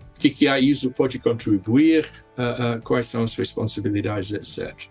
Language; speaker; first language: Portuguese; non-native, fluent; English